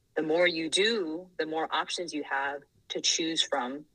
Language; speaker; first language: English; non-native, fluent; Thai